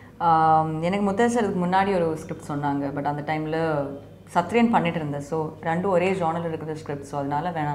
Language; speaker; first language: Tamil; non-native, fluent; Malayalam